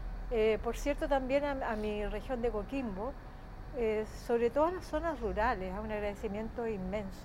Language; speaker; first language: Spanish; native; Spanish